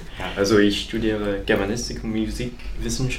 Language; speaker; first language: German; non-native, fluent; English